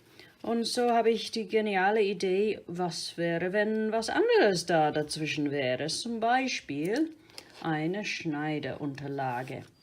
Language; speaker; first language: German; non-native, fluent; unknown